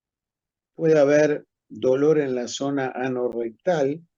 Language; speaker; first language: Spanish; native; Spanish